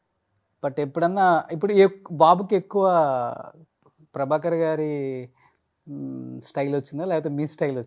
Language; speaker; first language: Telugu; native; Telugu